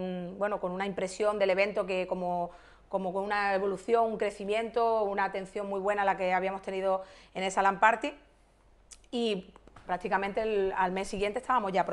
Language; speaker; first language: Spanish; native; Spanish